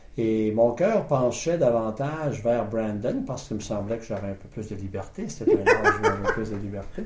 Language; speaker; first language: French; native; French